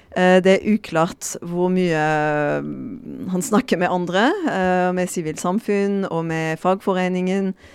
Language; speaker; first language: Norwegian; non-native, fluent; French